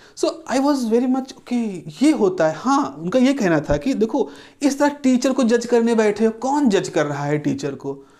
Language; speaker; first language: Hindi; native; Hindi